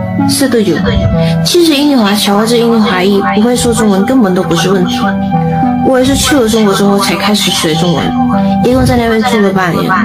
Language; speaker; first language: Chinese; early bilingual, other home language; Indonesian